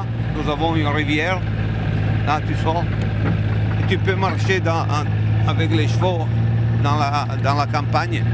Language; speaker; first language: French; non-native, fluent; Italian